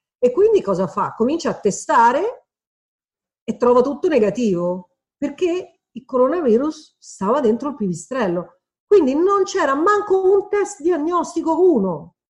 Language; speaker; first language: Italian; native; Italian